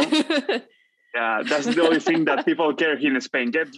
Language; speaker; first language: English; non-native, fluent; Spanish